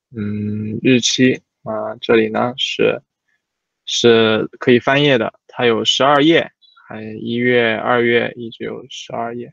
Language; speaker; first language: Chinese; native; Chinese